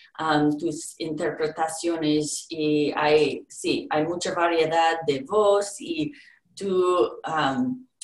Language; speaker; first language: Spanish; non-native, learner; English